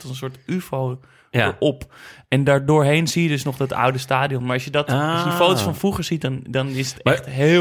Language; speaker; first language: Dutch; native; Dutch